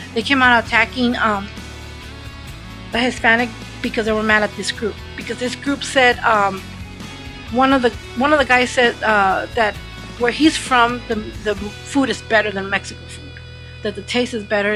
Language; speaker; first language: English; early bilingual, other home language; Spanish